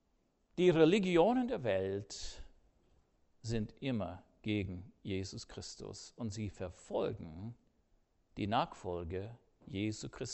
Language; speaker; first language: German; non-native, fluent; English